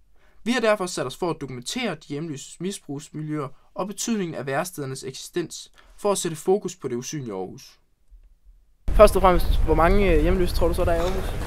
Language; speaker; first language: Danish; native; Danish